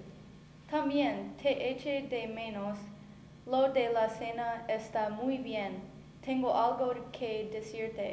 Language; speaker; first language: Spanish; non-native, learner; English